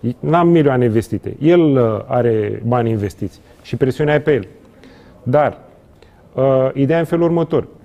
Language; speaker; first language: Romanian; non-native, fluent; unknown